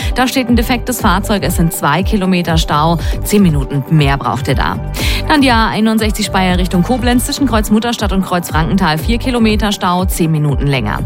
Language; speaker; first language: German; native; German